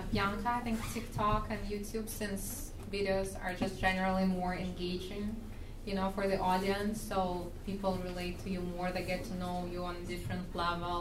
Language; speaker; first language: English; non-native, fluent; Russian